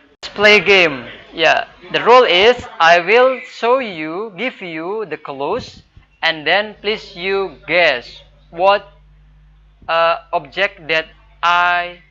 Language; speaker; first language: English; non-native, fluent; Indonesian